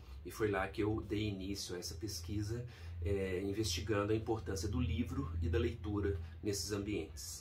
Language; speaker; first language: Portuguese; native; Portuguese